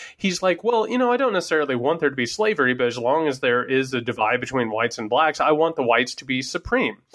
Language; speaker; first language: English; native; English